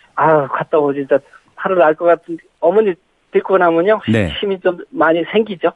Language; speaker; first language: Korean; native; Korean